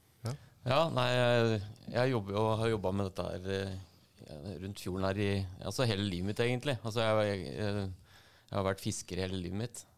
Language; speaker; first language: Norwegian; native; Norwegian